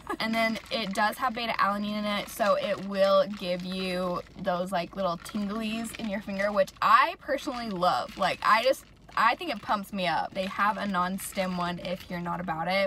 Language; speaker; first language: English; native; English